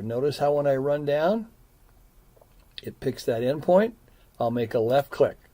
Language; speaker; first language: English; native; English